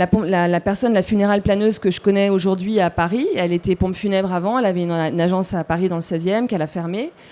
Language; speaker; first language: French; native; French